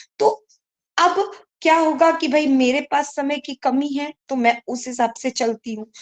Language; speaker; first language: Hindi; native; Hindi